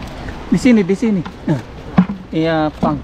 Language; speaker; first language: Indonesian; non-native, learner; Filipino